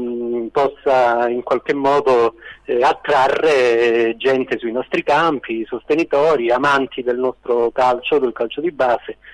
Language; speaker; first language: Italian; native; Italian